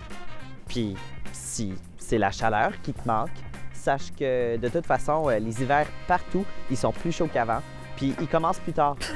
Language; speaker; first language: French; native; French